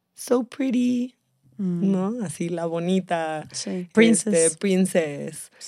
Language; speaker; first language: Spanish; early bilingual, heritage; Spanish